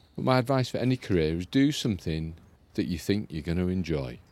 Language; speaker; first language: English; native; English